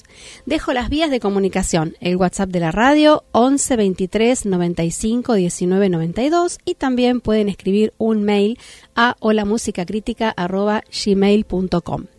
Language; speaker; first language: Spanish; native; Spanish